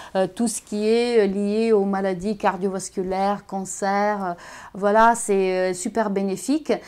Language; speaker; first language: French; non-native, fluent; Bulgarian